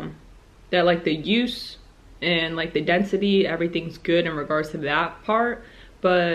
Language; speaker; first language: English; native; English